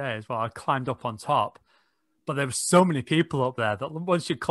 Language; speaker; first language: English; native; English